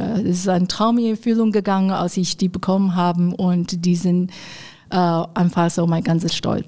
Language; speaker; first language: German; non-native, fluent; Chinese